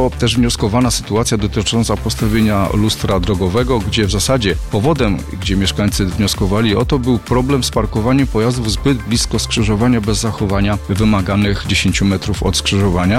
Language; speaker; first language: Polish; native; Polish